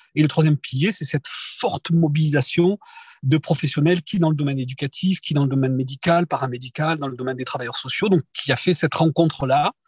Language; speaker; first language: French; native; French